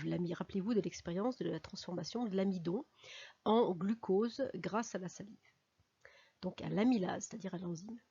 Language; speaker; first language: French; native; French